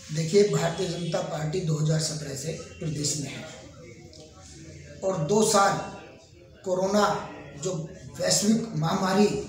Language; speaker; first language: Hindi; native; Hindi